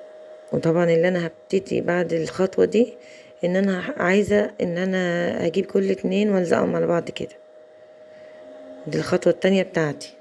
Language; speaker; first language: Arabic; native; Arabic